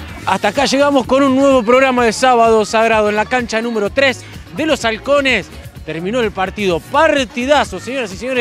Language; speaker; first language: Spanish; native; Spanish